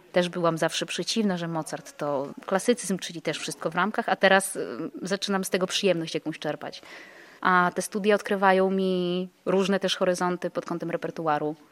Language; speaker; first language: Polish; native; Polish